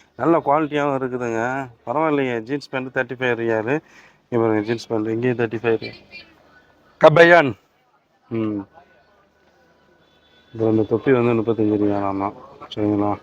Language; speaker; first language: Tamil; native; Tamil